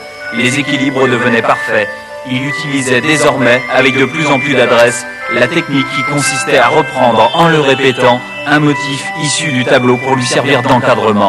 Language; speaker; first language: French; native; French